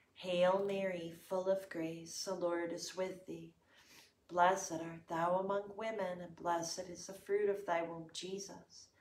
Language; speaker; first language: English; native; English